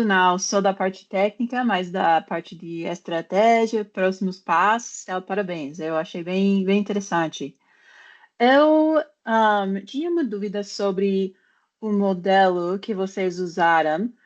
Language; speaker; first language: Portuguese; non-native, fluent; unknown